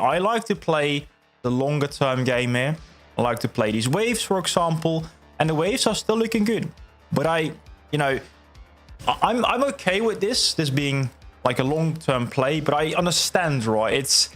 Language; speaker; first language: English; non-native, fluent; Dutch